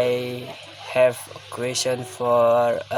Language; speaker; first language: English; non-native, learner; Indonesian